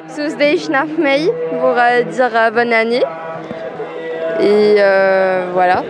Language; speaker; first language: French; early bilingual, other home language; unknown